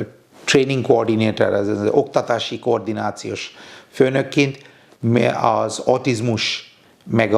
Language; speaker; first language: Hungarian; non-native, fluent; Bangla